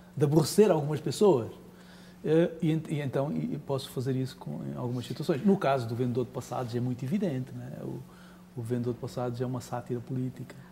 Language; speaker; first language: Portuguese; native; Portuguese